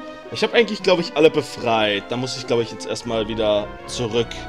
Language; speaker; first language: German; native; German